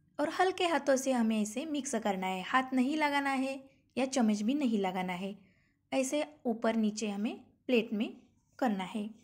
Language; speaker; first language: Hindi; non-native, local second language; Marathi